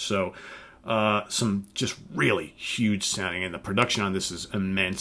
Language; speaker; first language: English; native; English